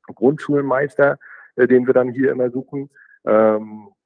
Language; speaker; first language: German; native; German